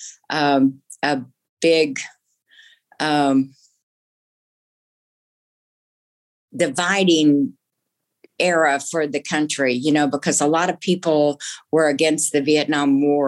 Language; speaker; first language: English; native; English